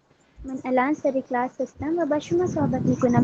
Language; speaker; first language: Persian; non-native, learner; Urdu